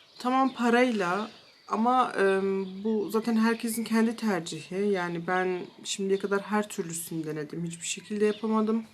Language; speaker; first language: Turkish; early bilingual, heritage; Turkish